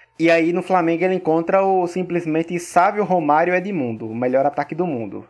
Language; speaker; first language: Portuguese; native; Portuguese